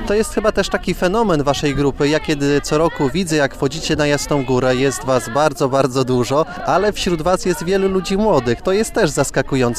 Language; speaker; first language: Polish; native; Polish